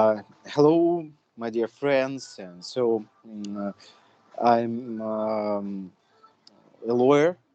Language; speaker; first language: English; non-native, fluent; Russian